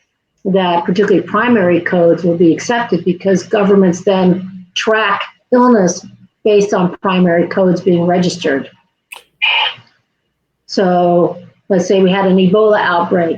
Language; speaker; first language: English; native; English